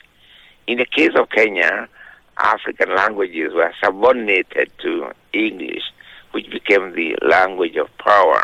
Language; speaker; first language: English; non-native, local second language; Kikuyu